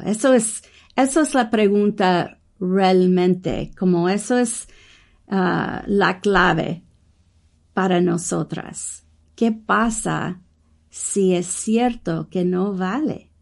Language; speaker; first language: Spanish; non-native, learner; English